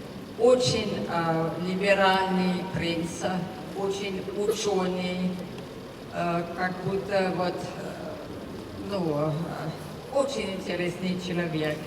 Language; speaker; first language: Russian; non-native, fluent; French